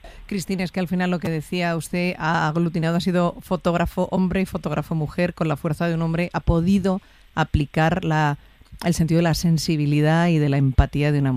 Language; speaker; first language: Spanish; native; Spanish